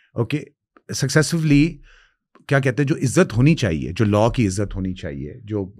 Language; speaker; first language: Urdu; non-native, local second language; Sindhi